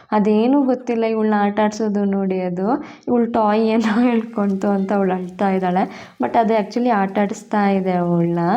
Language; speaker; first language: Kannada; non-native, local second language; Tulu